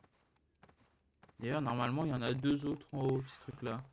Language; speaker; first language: French; native; French